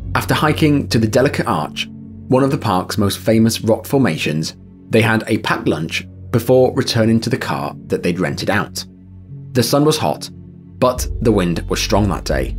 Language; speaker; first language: English; native; English